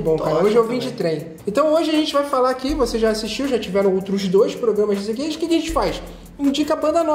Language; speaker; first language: Portuguese; native; Portuguese